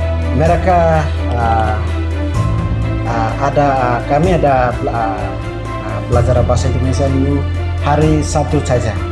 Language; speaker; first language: Indonesian; non-native, learner; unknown